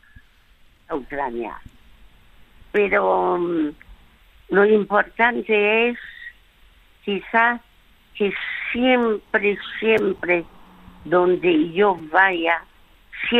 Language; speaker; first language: Spanish; early bilingual, other home language; French